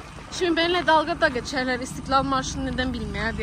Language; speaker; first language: Turkish; early bilingual, heritage; Turkish